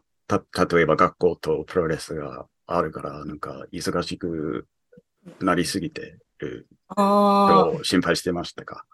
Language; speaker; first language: Japanese; early bilingual, heritage; English